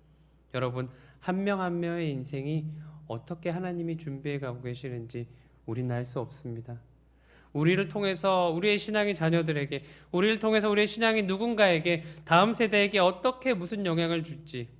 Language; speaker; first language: Korean; native; Korean